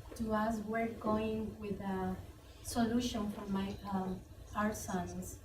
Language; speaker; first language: English; non-native, learner; Spanish